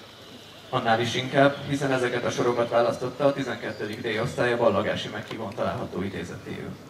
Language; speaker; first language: Hungarian; native; Hungarian